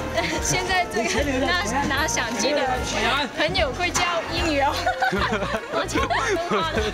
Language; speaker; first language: Chinese; non-native, local second language; Cantonese